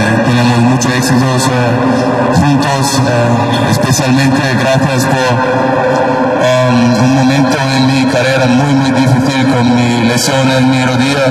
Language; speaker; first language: Spanish; non-native, fluent; German